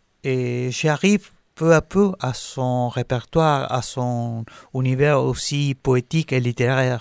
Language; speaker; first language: French; non-native, learner; Spanish